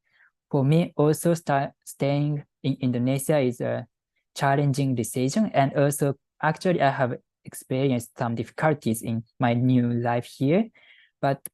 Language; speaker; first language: English; non-native, fluent; Japanese